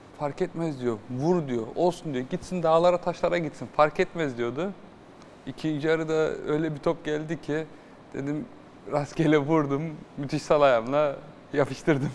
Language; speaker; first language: Turkish; early bilingual, heritage; Turkish